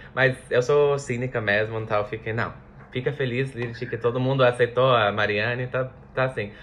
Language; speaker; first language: Portuguese; non-native, fluent; English